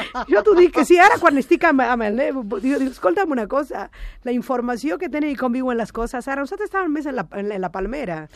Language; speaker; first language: Catalan; non-native, fluent; Spanish